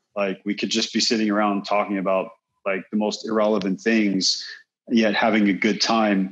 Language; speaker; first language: English; native; English